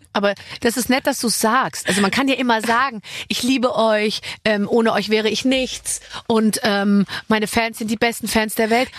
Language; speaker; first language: German; native; German